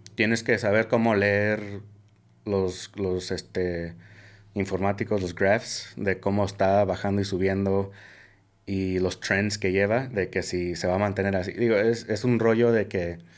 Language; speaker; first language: Spanish; early bilingual, heritage; Spanish